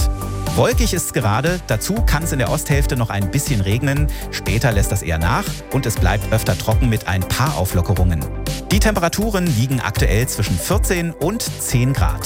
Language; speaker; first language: German; native; German